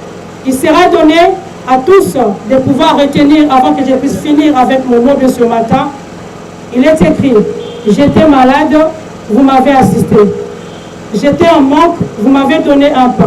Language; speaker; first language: French; non-native, local second language; Lingala